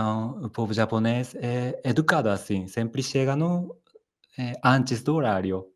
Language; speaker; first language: Portuguese; non-native, fluent; Japanese